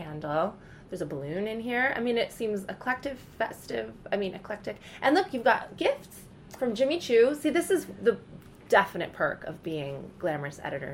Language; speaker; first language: English; native; English